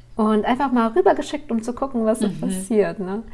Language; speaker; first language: German; early bilingual, other home language; Russian